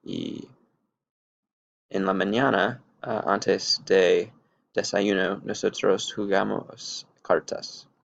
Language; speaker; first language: Spanish; non-native, learner; English